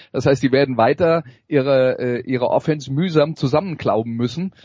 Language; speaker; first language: German; non-native, fluent; French